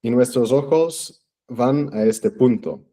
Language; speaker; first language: Spanish; non-native, fluent; English